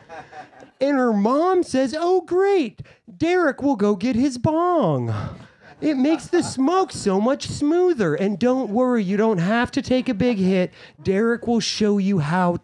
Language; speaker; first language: English; native; English